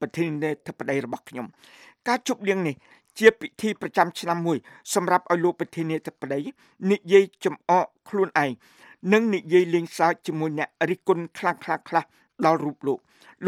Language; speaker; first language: Khmer; native; Khmer